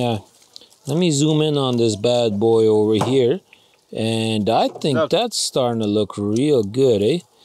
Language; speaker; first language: English; native; English